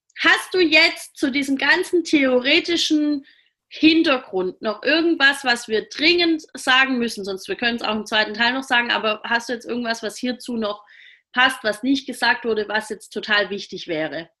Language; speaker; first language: German; native; German